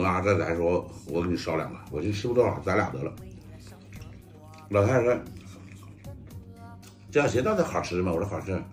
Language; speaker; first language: Chinese; native; Chinese